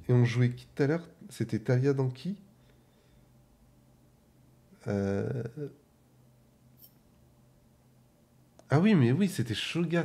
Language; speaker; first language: French; native; French